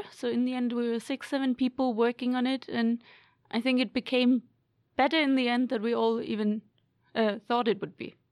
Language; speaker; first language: English; non-native, fluent; German